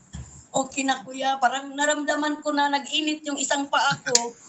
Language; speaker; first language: Filipino; non-native, local second language; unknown